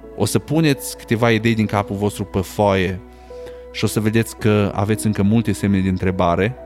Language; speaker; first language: Romanian; native; Romanian